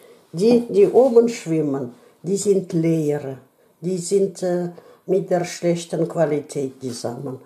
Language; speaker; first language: German; non-native, learner; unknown